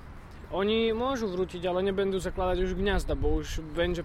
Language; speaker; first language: Polish; non-native, learner; Slovak